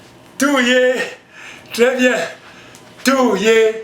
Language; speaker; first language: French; non-native, local second language; Basaa